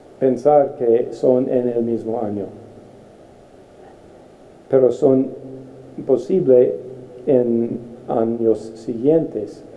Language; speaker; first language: Spanish; non-native, fluent; English